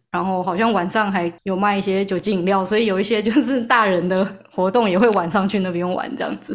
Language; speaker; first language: Chinese; native; Chinese